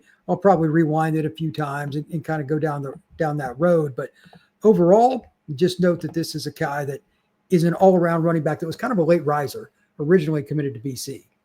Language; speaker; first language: English; native; English